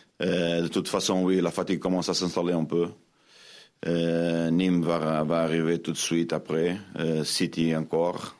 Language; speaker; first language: French; non-native, fluent; Portuguese